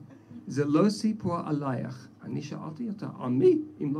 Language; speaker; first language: Hebrew; non-native, fluent; English